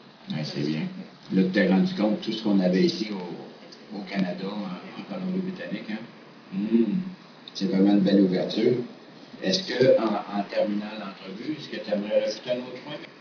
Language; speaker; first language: French; native; French